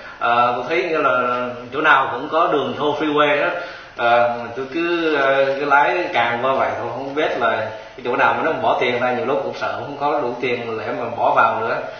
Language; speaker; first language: Vietnamese; native; Vietnamese